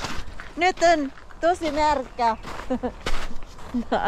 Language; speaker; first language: Finnish; non-native, learner; Filipino